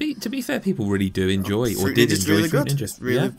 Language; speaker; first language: English; native; English